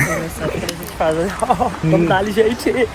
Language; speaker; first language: Portuguese; native; Portuguese